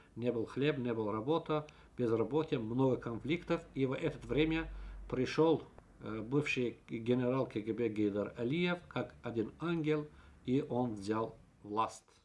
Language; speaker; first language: Russian; non-native, local second language; Azerbaijani